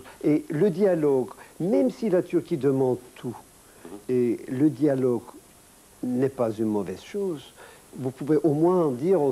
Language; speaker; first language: French; non-native, fluent; Turkish